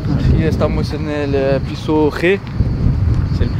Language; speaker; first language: Spanish; non-native, learner; French